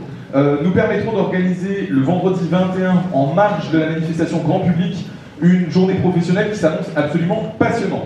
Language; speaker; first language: French; native; French